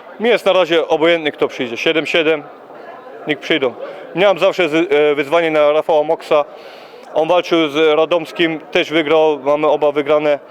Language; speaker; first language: Polish; early bilingual, heritage; Polish